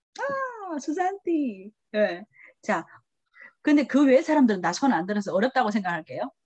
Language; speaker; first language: Korean; early bilingual, heritage; Korean